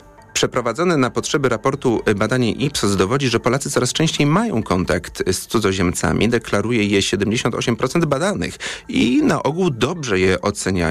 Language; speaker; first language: Polish; native; Polish